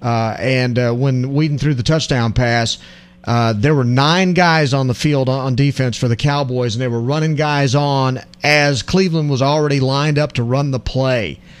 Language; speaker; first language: English; native; English